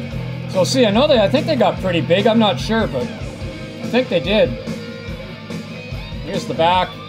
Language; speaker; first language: English; native; English